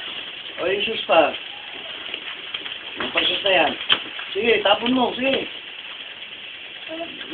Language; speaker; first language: Filipino; native; Filipino